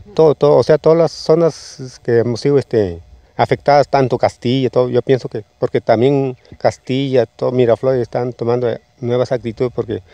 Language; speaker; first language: Spanish; native; Spanish